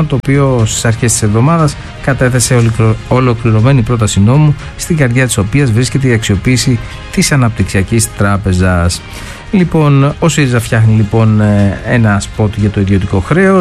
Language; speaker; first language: Greek; native; Greek